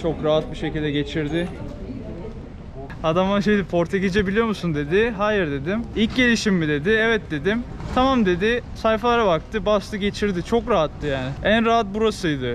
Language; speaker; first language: Turkish; native; Turkish